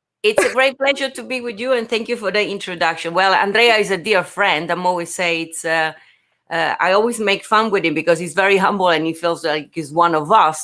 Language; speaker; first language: English; non-native, fluent; Italian